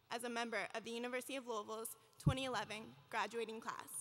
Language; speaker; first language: English; native; English